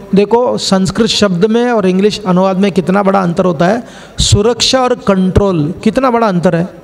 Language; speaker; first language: Hindi; non-native, local second language; Kannada